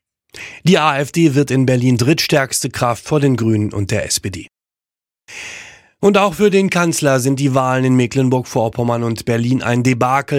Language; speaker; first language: German; native; German